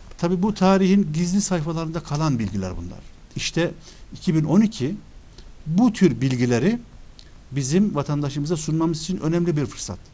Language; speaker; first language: Turkish; early bilingual, other home language; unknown